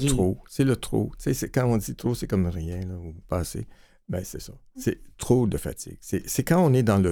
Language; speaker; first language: French; native; French